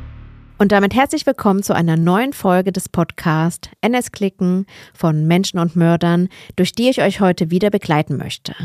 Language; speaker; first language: German; native; German